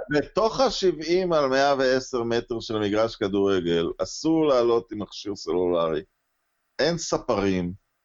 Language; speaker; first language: Hebrew; native; Hebrew